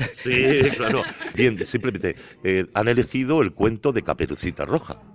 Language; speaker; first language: Spanish; native; Spanish